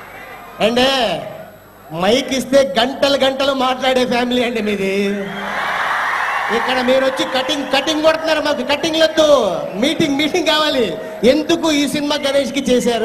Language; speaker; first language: Telugu; native; Telugu